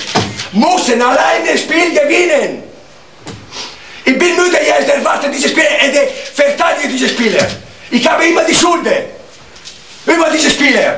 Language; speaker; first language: German; non-native, learner; Italian